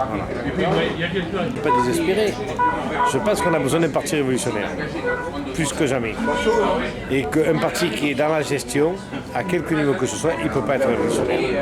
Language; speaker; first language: French; native; French